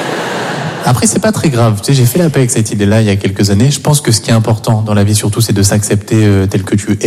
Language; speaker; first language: French; native; French